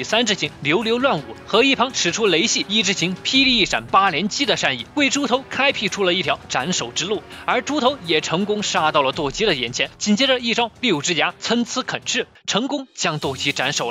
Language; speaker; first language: Chinese; native; Chinese